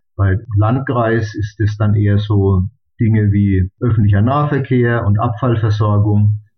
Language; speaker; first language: German; native; German